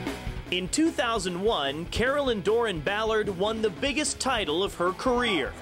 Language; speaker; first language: English; native; English